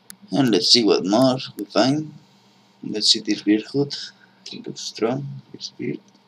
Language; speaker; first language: English; non-native, learner; Spanish